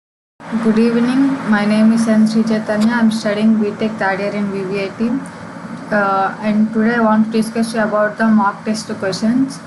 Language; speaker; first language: English; non-native, local second language; Telugu